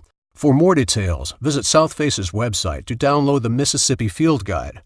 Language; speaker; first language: English; native; English